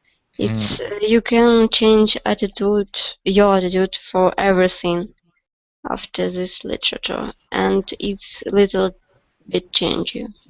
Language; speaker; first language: English; non-native, learner; Russian